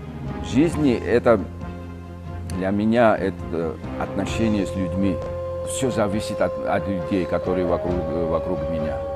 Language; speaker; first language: Russian; non-native, fluent; Georgian